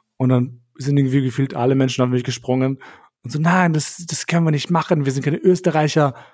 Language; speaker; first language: German; early bilingual, other home language; Albanian